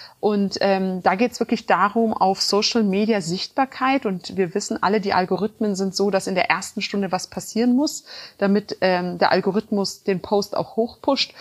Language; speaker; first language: German; early bilingual, other home language; Turkish